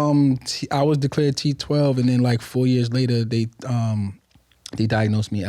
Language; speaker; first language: English; native; English